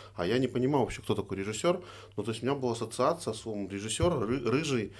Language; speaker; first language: Russian; native; Russian